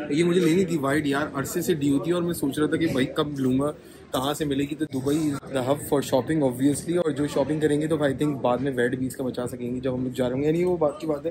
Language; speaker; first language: Urdu; native; Urdu